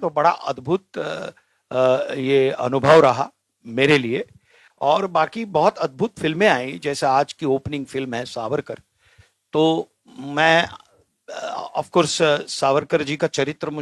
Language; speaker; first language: Hindi; native; Hindi